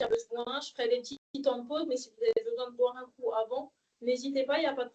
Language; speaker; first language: French; native; French